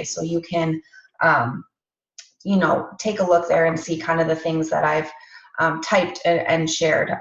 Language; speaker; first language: English; native; English